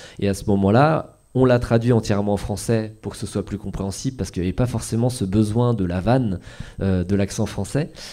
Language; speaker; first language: French; native; French